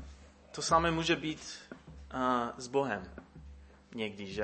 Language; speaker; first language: Czech; non-native, fluent; English